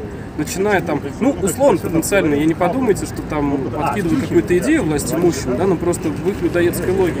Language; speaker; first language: Russian; native; Russian